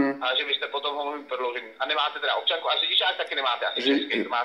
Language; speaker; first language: Czech; native; Czech